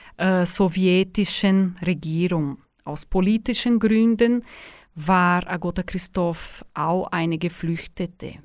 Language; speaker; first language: German; non-native, fluent; Portuguese